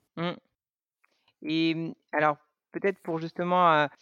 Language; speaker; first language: French; native; French